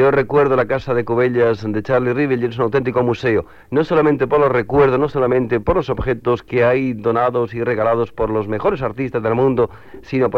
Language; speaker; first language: Spanish; native; Spanish